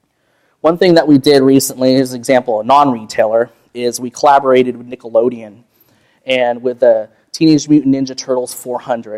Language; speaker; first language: English; native; English